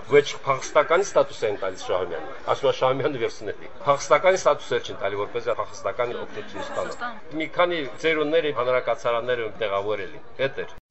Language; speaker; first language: Armenian; native; Armenian